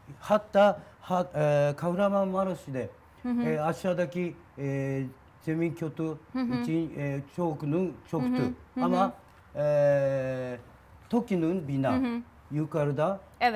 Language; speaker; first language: Turkish; non-native, learner; Japanese